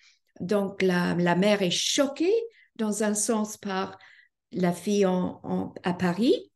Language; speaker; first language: French; non-native, fluent; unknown